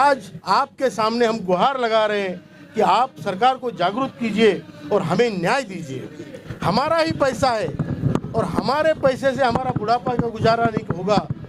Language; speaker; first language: Hindi; non-native, local second language; Marathi